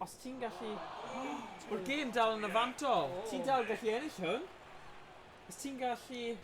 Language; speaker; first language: Welsh; native; Welsh